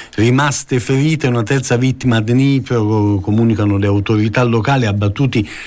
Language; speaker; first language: Italian; native; Italian